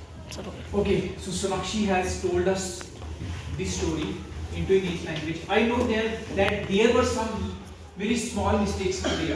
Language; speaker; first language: English; non-native, local second language; Hindi